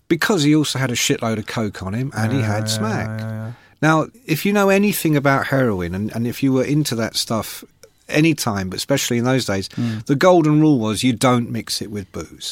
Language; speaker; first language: English; native; English